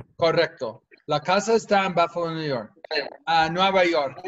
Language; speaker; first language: Spanish; non-native, fluent; English